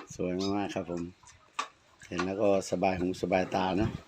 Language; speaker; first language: Thai; non-native, local second language; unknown